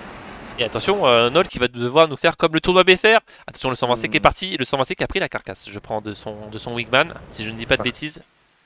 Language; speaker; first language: French; native; French